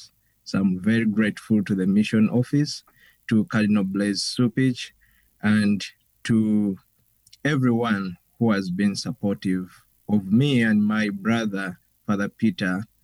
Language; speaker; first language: English; non-native, local second language; Ganda